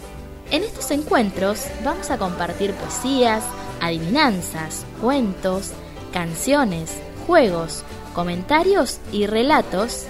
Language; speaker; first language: Spanish; native; Spanish